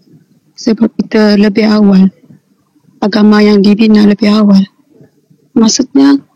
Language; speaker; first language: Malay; non-native, local second language; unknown